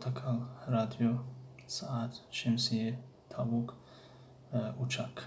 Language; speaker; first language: Turkish; non-native, fluent; Tajik